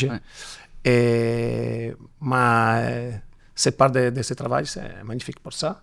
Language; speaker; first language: French; non-native, learner; Italian